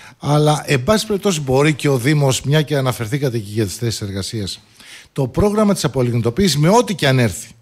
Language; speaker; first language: Greek; native; Greek